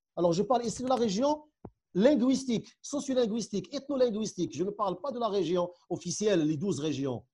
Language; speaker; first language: French; non-native, local second language; Central Atlas Tamazight